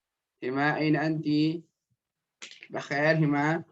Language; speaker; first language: Arabic; non-native, fluent; Indonesian